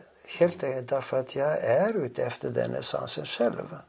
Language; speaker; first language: Swedish; non-native, fluent; Greek